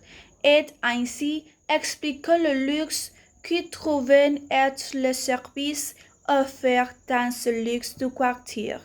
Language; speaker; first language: French; non-native, learner; Spanish